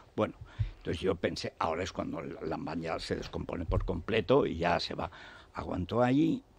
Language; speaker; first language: Spanish; native; Spanish